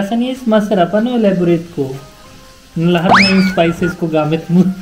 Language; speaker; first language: Filipino; non-native, learner; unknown